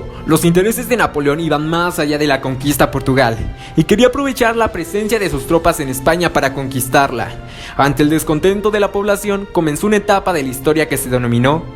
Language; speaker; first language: Spanish; native; Spanish